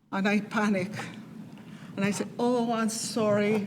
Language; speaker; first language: English; non-native, fluent; Spanish